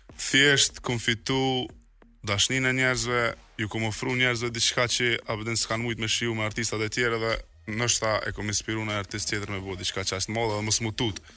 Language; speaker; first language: Albanian; native; Albanian